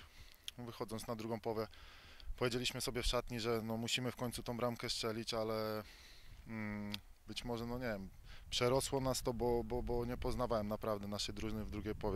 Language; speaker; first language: Polish; native; Polish